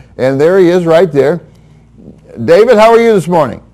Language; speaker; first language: English; native; English